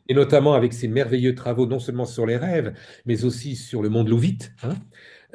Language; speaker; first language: French; native; French